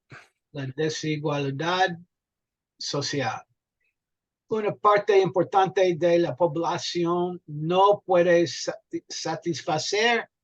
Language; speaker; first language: Spanish; non-native, learner; English